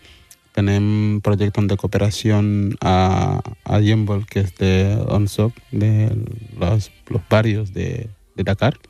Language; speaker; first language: Catalan; early bilingual, other home language; Wolof